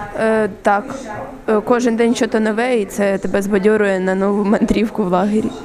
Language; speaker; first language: Ukrainian; non-native, local second language; Russian